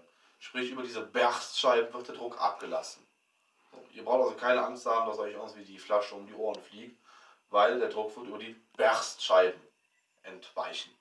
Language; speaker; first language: German; native; German